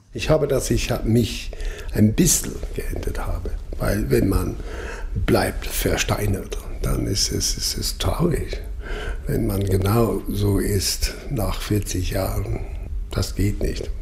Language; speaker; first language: German; non-native, learner; English